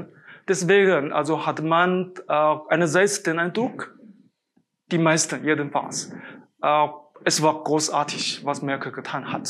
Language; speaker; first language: German; non-native, fluent; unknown